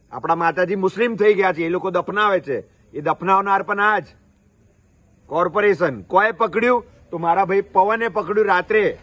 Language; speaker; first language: Gujarati; native; Gujarati